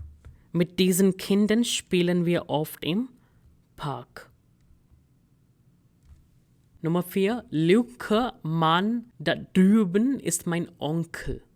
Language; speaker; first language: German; non-native, fluent; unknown